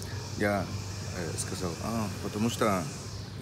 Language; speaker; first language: Russian; non-native, learner; Spanish